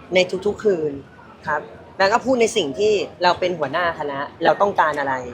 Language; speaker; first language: Thai; native; Thai